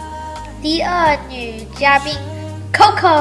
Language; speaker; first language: Chinese; non-native, learner; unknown